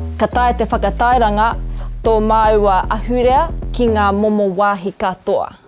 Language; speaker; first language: Māori; non-native, local second language; English